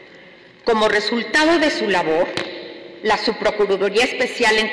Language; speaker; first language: Spanish; native; Spanish